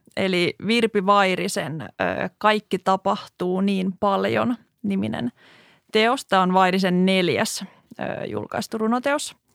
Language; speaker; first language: Finnish; native; Finnish